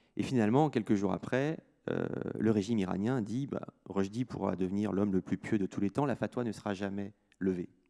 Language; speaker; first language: French; native; French